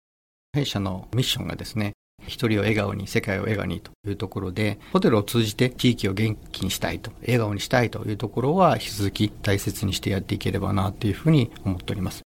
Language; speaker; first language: Japanese; native; Japanese